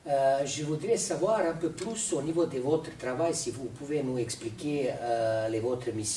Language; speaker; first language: French; non-native, fluent; Serbian